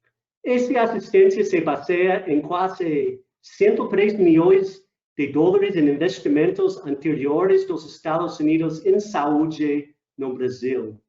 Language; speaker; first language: Portuguese; non-native, fluent; English